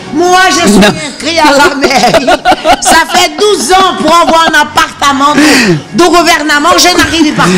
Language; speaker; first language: French; non-native, fluent; Portuguese